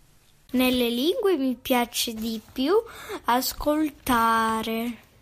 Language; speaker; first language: Italian; early bilingual, other home language; Russian